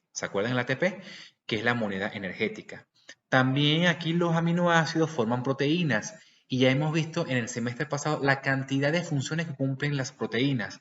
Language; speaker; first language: Spanish; native; Spanish